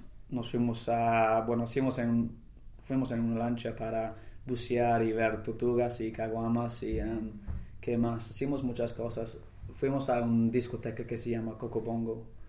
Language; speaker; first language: Spanish; non-native, fluent; English